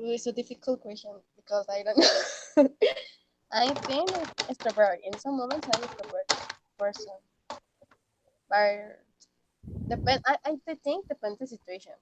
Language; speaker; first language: English; non-native, learner; Spanish